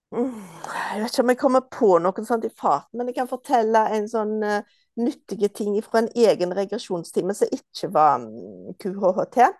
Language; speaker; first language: Norwegian; native; Norwegian